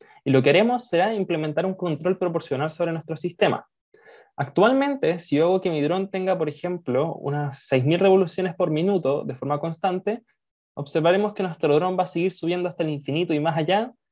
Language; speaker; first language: Spanish; native; Spanish